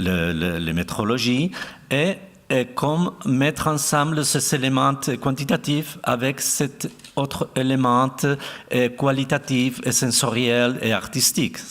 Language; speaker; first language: French; non-native, fluent; Spanish